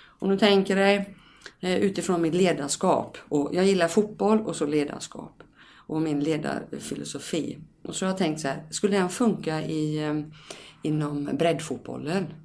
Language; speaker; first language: Swedish; native; Swedish